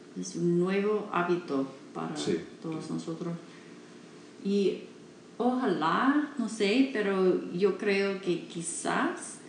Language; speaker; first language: Spanish; non-native, learner; English